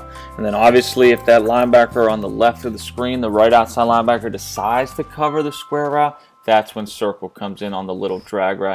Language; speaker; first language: English; native; English